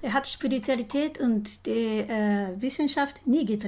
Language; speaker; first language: German; non-native, learner; Japanese